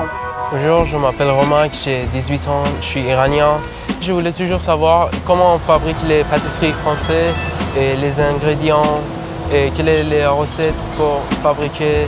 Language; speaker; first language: French; non-native, learner; Persian